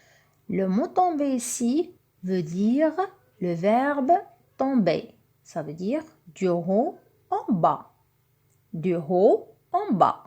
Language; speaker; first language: French; non-native, local second language; Arabic